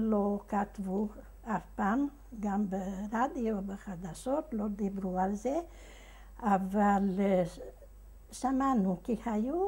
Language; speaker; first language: Hebrew; non-native, fluent; Hungarian